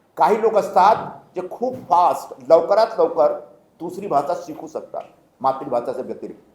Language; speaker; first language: Marathi; non-native, local second language; Hindi